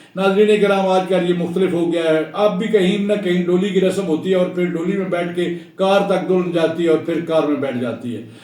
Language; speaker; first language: Urdu; non-native, local second language; Punjabi